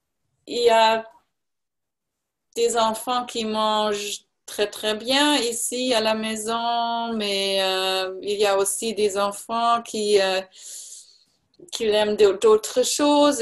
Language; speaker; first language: French; non-native, learner; German